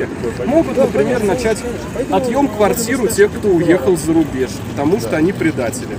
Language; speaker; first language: Russian; native; Russian